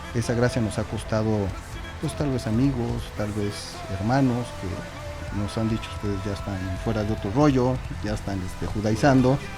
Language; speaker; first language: Spanish; native; Spanish